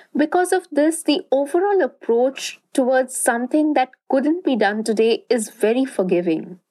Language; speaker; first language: English; non-native, local second language; Bangla